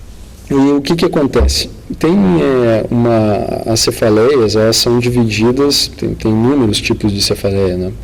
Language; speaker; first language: Portuguese; native; Portuguese